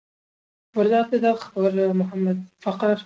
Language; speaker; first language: Dutch; non-native, fluent; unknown